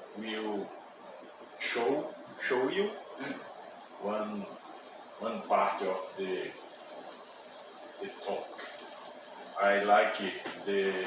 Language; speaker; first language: English; non-native, learner; Portuguese